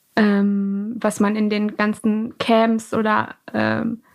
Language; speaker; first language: German; early bilingual, other home language; Persian